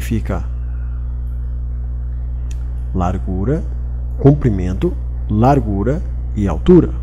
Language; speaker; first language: Portuguese; native; Portuguese